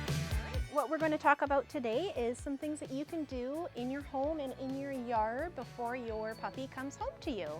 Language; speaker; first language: English; native; English